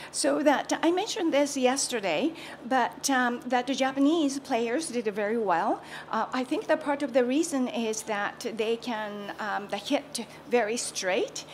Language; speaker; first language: English; non-native, fluent; Japanese